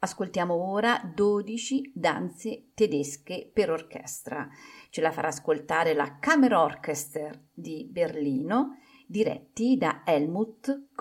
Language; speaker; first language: Italian; native; Italian